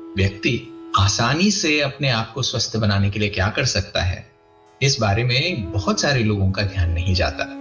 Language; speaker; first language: Hindi; native; Hindi